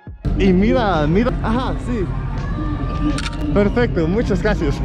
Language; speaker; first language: Spanish; non-native, learner; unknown